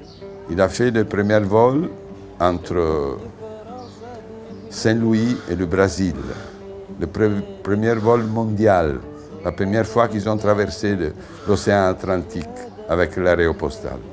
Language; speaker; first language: French; non-native, fluent; Italian